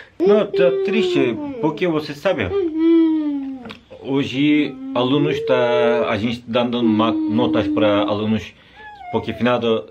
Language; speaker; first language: Portuguese; non-native, learner; Turkish